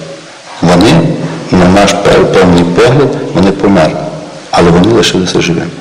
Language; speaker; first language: Ukrainian; native; Ukrainian